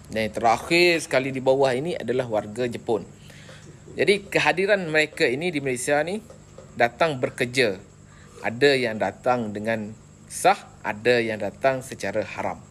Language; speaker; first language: Malay; native; Malay